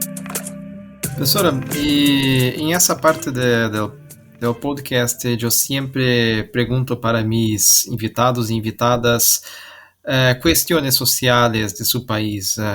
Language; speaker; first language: Portuguese; non-native, learner; Spanish